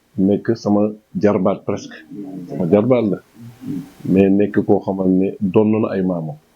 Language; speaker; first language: Wolof; non-native, local second language; Fula